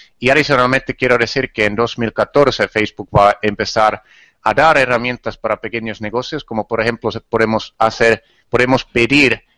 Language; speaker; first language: Spanish; non-native, fluent; Finnish